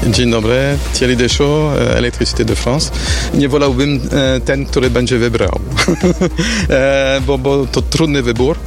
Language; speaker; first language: Polish; non-native, learner; French